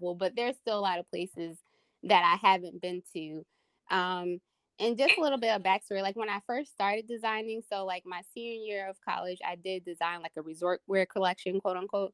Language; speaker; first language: English; native; English